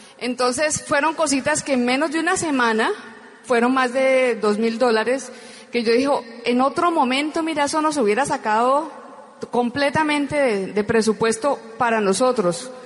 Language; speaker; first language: Spanish; native; Spanish